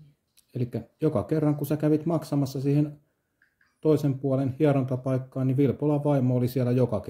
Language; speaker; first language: Finnish; native; Finnish